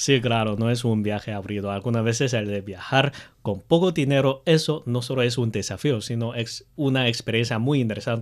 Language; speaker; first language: Spanish; non-native, fluent; Chinese